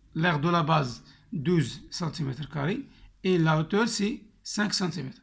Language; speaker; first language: French; non-native, local second language; Arabic